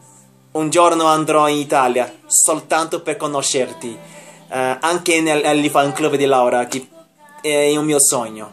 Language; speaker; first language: Italian; non-native, learner; Portuguese